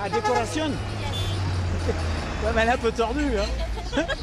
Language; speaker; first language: French; native; French